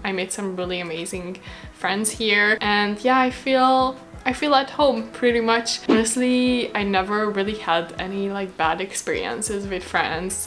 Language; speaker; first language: English; non-native, fluent; Hungarian